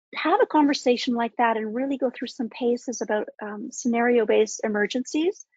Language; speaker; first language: English; native; English